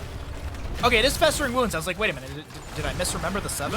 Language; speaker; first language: English; native; English